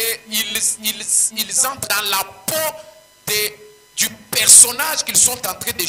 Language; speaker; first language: French; non-native, local second language; Swahili